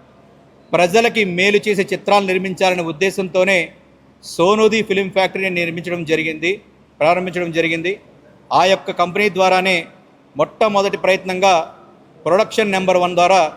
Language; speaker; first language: Telugu; native; Telugu